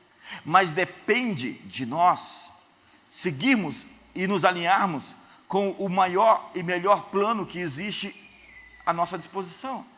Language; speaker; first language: Portuguese; native; Portuguese